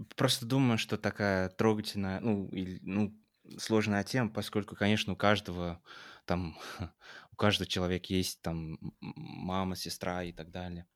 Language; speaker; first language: Russian; non-native, fluent; English